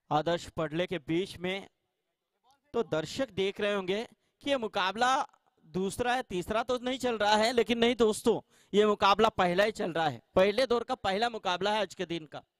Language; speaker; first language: Hindi; non-native, local second language; Marathi